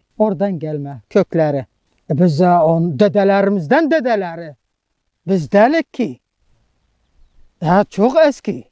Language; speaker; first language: Turkish; non-native, local second language; Arabic